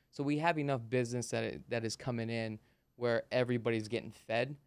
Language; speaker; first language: English; native; English